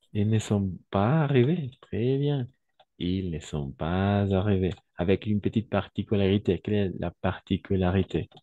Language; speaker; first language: French; non-native, fluent; Spanish